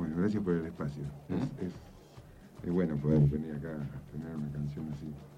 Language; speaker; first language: Spanish; native; Spanish